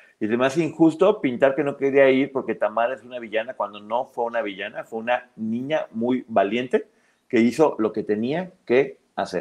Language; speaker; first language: Spanish; native; Spanish